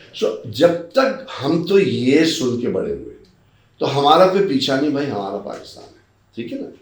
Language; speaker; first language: Urdu; native; Urdu